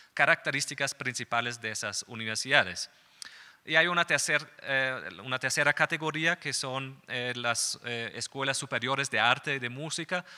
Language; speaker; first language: Spanish; non-native, fluent; German